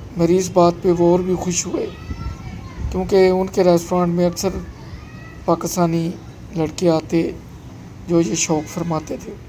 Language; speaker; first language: Urdu; non-native, local second language; Punjabi